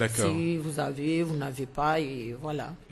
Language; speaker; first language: French; non-native, learner; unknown